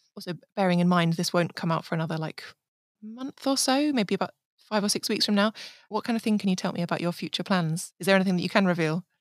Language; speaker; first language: English; native; English